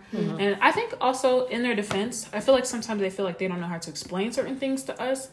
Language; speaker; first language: English; native; English